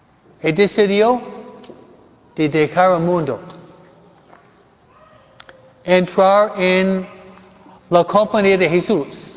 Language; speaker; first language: Spanish; non-native, fluent; English